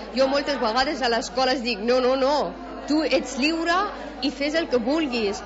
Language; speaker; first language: Catalan; non-native, fluent; Persian